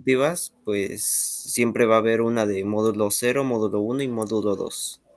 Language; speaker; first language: Spanish; native; Spanish